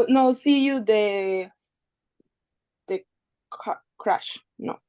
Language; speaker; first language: English; non-native, learner; Spanish